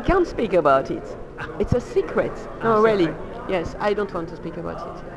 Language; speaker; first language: English; non-native, learner; French